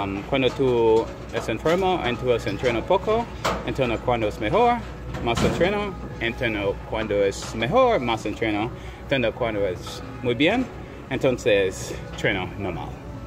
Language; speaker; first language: Spanish; non-native, learner; English